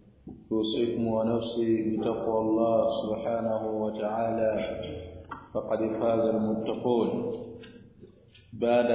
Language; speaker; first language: Arabic; non-native, fluent; Swahili